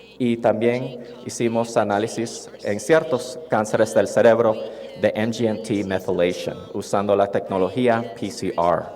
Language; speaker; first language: Spanish; non-native, fluent; English